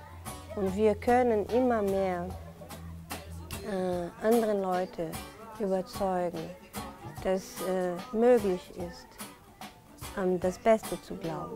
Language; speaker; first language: German; non-native, fluent; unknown